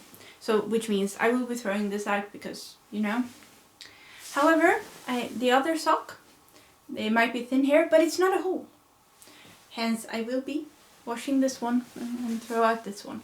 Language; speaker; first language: English; non-native, fluent; Swedish